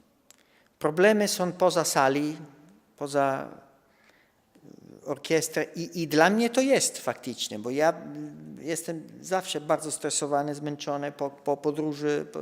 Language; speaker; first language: Polish; non-native, fluent; Italian